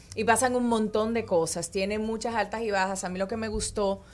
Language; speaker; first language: Spanish; native; Spanish